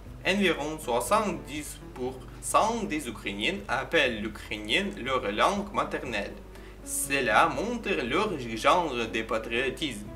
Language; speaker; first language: French; non-native, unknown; Ukrainian